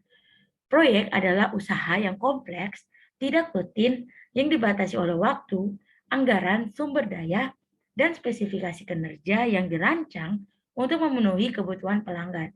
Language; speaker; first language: Indonesian; native; Indonesian